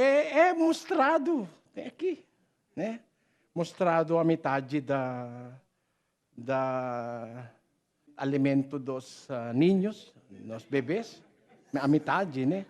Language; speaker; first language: Portuguese; non-native, learner; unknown